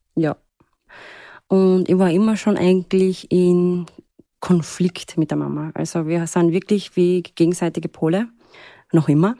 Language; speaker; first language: German; early bilingual, other home language; Turkish